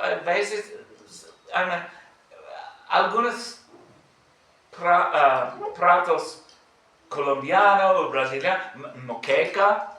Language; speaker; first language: Portuguese; non-native, learner; English